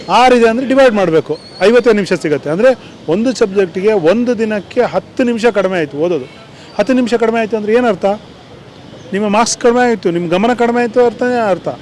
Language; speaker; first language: Kannada; native; Kannada